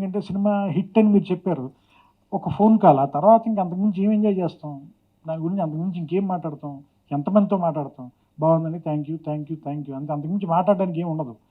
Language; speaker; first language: Telugu; native; Telugu